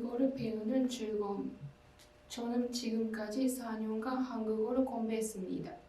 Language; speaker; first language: Korean; non-native, learner; Japanese